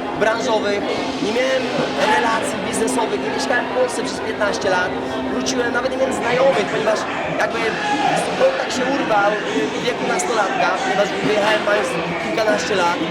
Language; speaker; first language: Polish; native; Polish